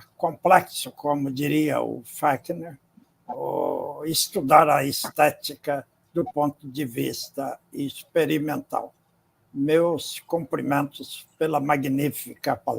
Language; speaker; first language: Portuguese; non-native, fluent; English